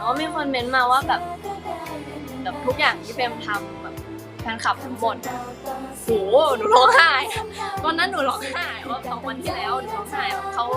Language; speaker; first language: Thai; native; Thai